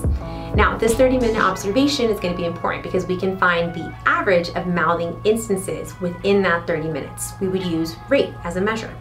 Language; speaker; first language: English; native; English